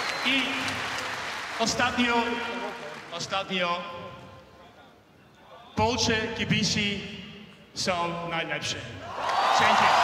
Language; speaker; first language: Polish; non-native, learner; Dutch